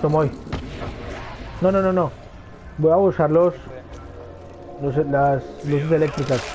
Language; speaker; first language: Spanish; native; Spanish